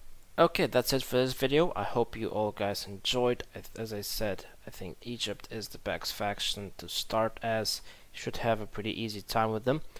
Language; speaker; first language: English; non-native, fluent; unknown